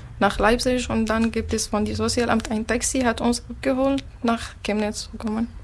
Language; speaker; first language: German; non-native, learner; Arabic